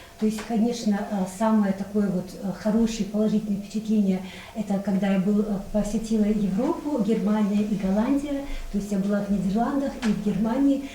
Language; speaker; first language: Russian; non-native, local second language; Chechen